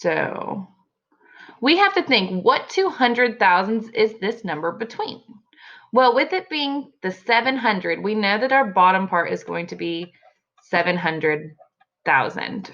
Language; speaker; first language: English; native; English